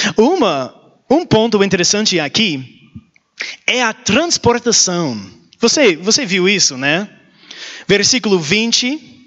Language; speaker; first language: Portuguese; non-native, learner; English